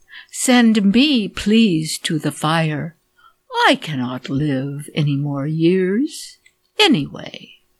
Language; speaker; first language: English; native; English